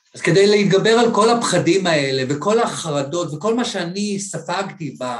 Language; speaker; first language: Hebrew; native; Hebrew